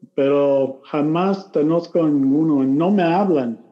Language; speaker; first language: Spanish; non-native, learner; English